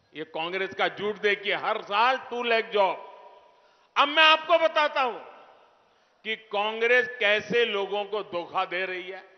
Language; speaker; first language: Hindi; non-native, local second language; Gujarati